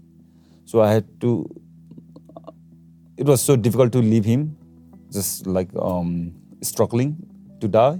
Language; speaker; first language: English; non-native, local second language; Sherpa